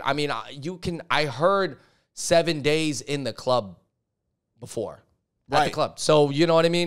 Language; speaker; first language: English; native; English